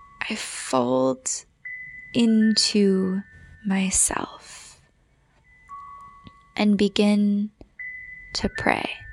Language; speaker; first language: English; early bilingual, other home language; Spanish